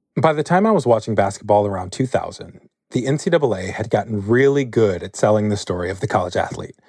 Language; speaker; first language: English; native; English